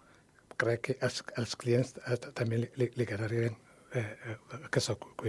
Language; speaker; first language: Catalan; non-native, learner; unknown